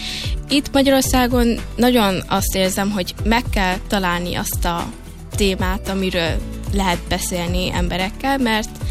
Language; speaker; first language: Hungarian; early bilingual, heritage; Hungarian